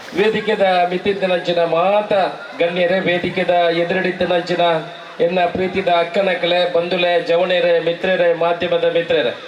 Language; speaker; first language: Kannada; native; Kannada